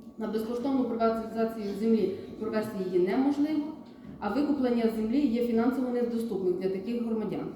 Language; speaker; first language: Ukrainian; native; Ukrainian